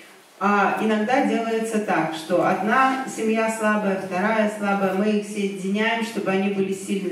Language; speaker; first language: Russian; native; Russian